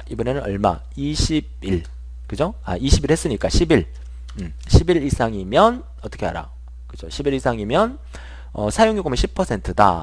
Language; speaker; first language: Korean; native; Korean